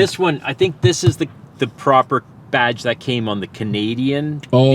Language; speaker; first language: English; native; English